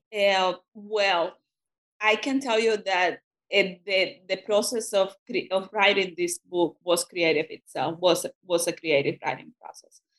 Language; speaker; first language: English; non-native, fluent; Spanish